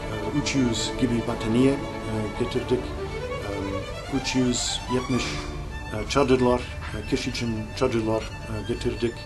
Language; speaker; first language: Turkish; non-native, learner; English